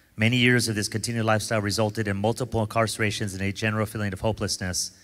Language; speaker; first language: English; native; English